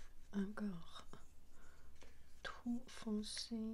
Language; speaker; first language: French; non-native, learner; Chinese